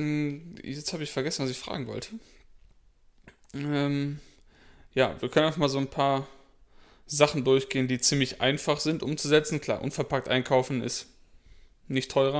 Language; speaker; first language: German; native; German